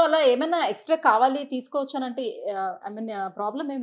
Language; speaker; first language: Telugu; native; Telugu